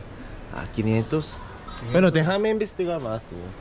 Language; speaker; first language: Spanish; non-native, learner; Korean